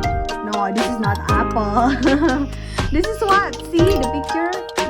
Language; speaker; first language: English; non-native, learner; Indonesian